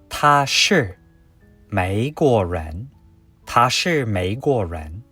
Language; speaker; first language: Chinese; non-native, fluent; English